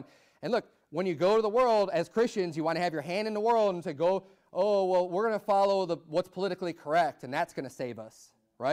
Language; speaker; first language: English; native; English